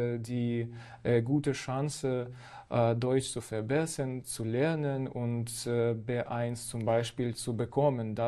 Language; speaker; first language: German; non-native, fluent; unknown